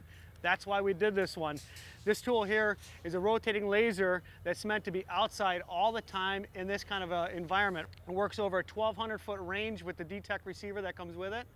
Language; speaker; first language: English; native; English